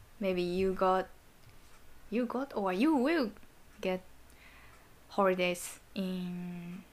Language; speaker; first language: English; non-native, learner; Japanese